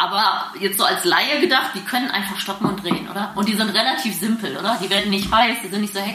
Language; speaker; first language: German; native; German